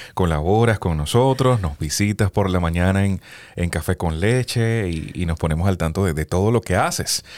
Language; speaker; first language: Spanish; native; Spanish